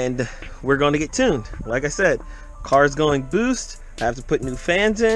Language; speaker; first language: English; native; English